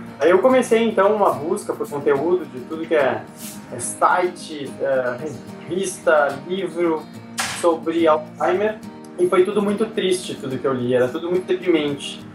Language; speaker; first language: Portuguese; native; Portuguese